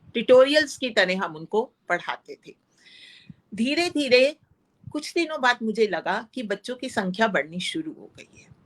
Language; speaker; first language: Hindi; non-native, local second language; Punjabi